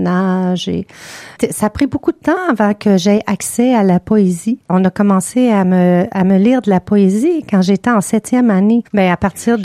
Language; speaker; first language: French; native; French